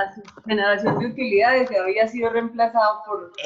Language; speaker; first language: Spanish; native; Spanish